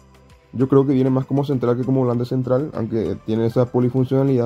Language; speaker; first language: Spanish; native; Spanish